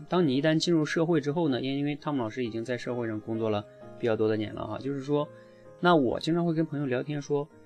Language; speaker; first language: Chinese; native; Chinese